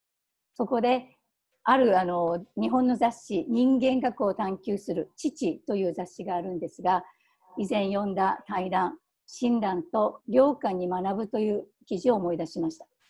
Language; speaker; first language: Japanese; native; Japanese